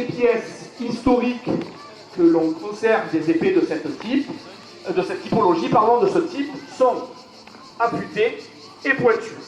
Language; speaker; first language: French; native; French